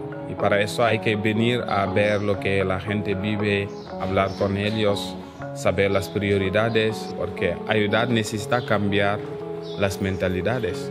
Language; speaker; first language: Spanish; non-native, fluent; Wolof